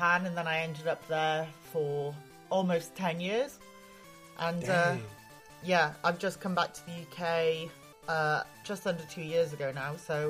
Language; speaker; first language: English; native; English